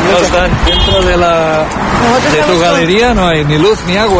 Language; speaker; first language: Spanish; native; Spanish